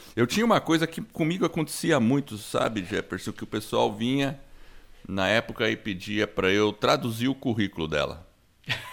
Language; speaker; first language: Portuguese; non-native, fluent; English